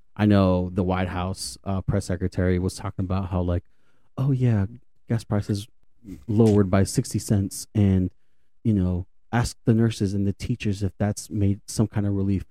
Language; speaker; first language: English; native; English